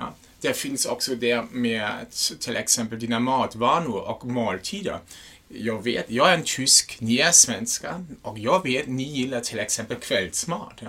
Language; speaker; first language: Swedish; non-native, fluent; German